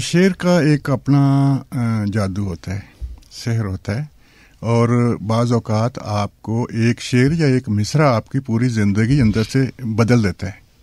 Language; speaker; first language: Urdu; non-native, local second language; Punjabi